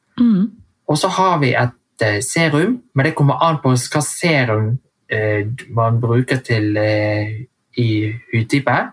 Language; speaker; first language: Norwegian; early bilingual, heritage; Vietnamese